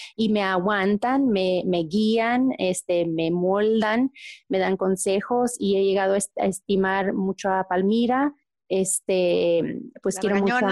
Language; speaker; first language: Spanish; early bilingual, heritage; Spanish